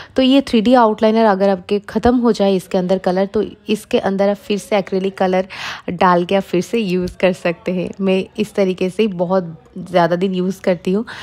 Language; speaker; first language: Hindi; non-native, local second language; Bangla